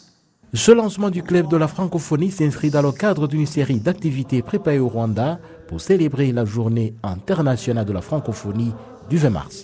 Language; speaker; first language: French; non-native, local second language; Kinyarwanda